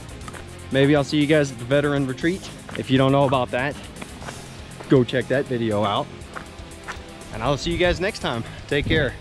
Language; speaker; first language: English; native; English